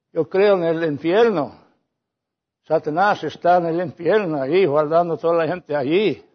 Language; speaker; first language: Spanish; non-native, fluent; English